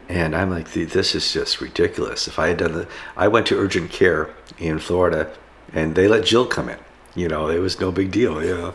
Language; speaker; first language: English; native; English